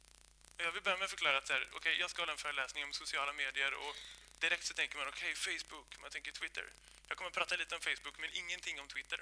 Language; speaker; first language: Swedish; native; Swedish